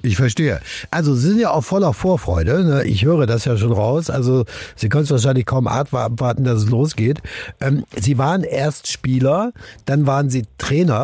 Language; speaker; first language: German; native; German